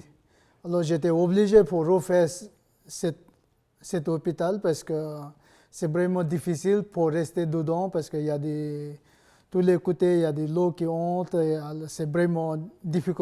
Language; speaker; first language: French; non-native, learner; Nepali